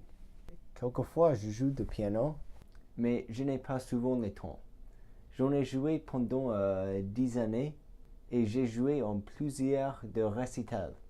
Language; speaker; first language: French; non-native, learner; English